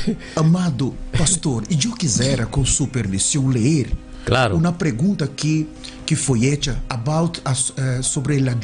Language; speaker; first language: Spanish; non-native, learner; Portuguese